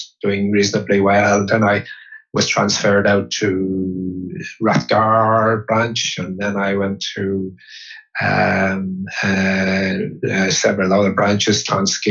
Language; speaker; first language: English; native; English